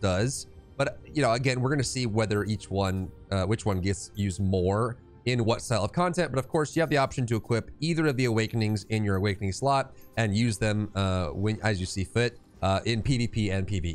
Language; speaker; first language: English; native; English